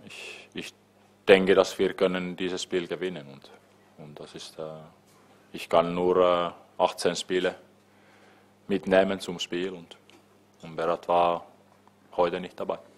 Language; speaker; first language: German; non-native, fluent; Finnish